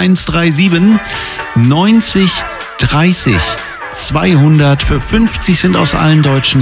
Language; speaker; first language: German; native; German